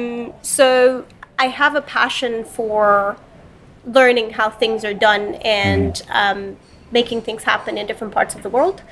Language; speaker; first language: English; non-native, fluent; Romanian